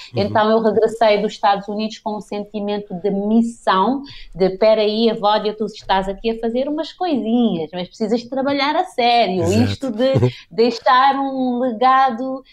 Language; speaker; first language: Portuguese; non-native, local second language; Kabuverdianu